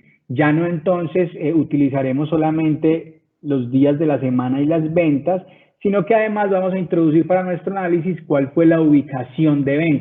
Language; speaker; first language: Spanish; native; Spanish